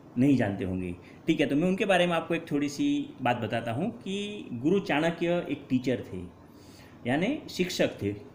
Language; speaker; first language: Hindi; non-native, local second language; Gujarati